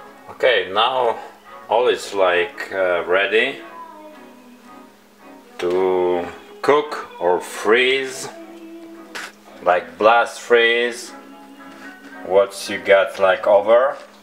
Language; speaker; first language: English; non-native, learner; Polish